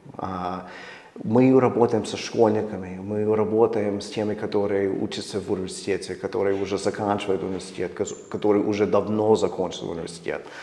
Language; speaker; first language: Russian; non-native, fluent; English